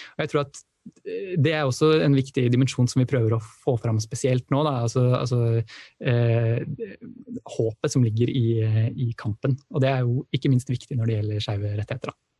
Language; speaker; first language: Norwegian; native; Norwegian